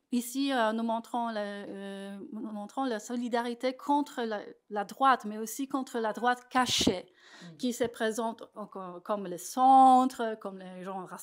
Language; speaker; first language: French; non-native, fluent; Polish